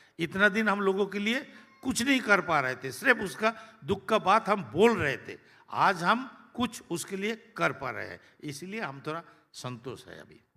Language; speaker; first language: Hindi; non-native, local second language; Bangla